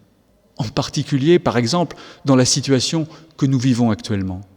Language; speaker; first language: French; native; French